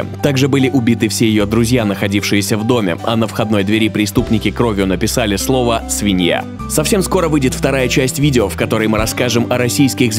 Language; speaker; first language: Russian; native; Russian